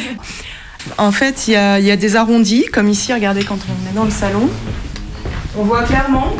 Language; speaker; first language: French; native; French